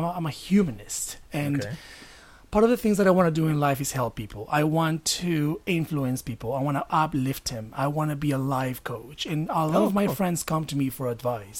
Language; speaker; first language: English; non-native, fluent; Spanish